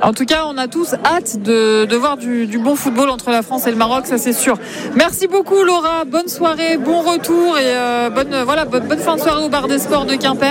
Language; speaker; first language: French; native; French